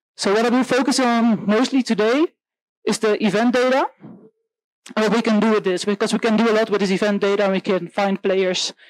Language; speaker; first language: English; non-native, fluent; Dutch